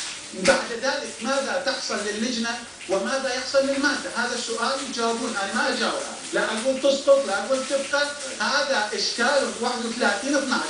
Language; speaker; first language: Arabic; non-native, local second language; Turkmen